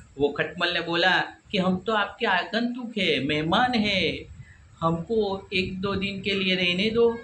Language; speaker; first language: Hindi; non-native, local second language; Gujarati